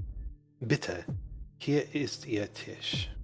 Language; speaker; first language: German; non-native, learner; English